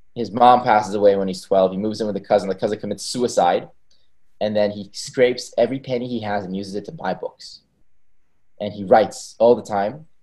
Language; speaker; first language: English; early bilingual, other home language; Hebrew